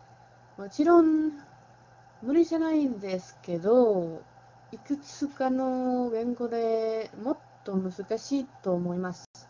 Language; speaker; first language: Japanese; non-native, learner; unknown